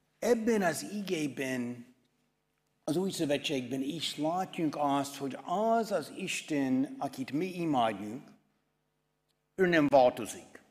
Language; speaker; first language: Hungarian; non-native, fluent; English